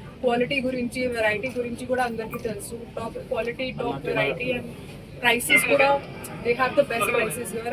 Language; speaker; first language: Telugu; non-native, fluent; Hindi